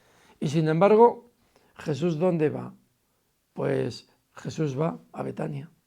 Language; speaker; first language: Spanish; native; Spanish